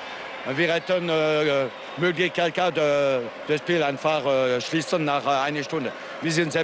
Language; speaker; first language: German; non-native, local second language; French